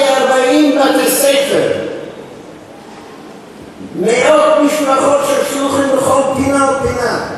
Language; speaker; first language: Hebrew; non-native, fluent; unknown